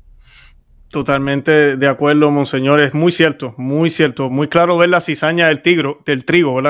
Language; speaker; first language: Spanish; native; Spanish